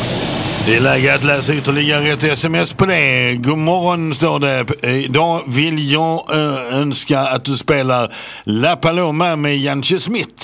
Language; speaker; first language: Swedish; native; Swedish